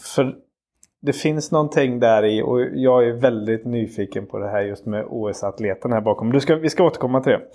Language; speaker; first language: Swedish; native; Swedish